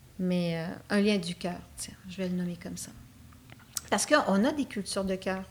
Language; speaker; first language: French; native; French